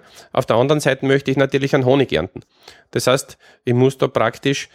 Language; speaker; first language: German; native; German